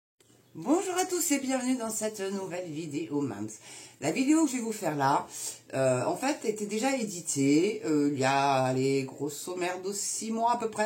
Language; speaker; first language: French; native; French